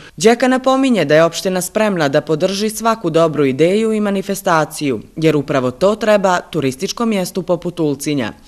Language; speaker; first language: Bosnian; non-native, local second language; Albanian